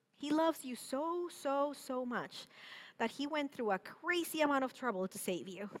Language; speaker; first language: English; non-native, fluent; Spanish